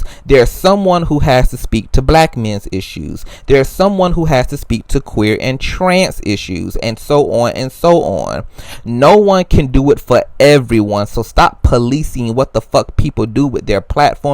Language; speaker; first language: English; native; English